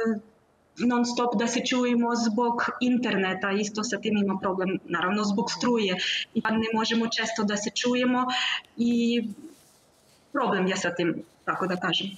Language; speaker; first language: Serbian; non-native, learner; Ukrainian